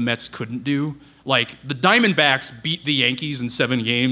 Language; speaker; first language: English; native; English